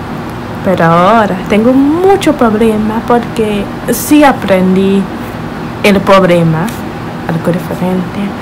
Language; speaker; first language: Spanish; non-native, learner; English